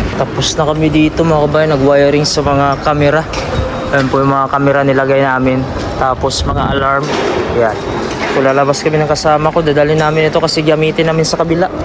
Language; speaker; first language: Filipino; non-native, local second language; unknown